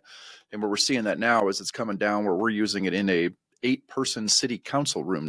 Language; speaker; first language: English; native; English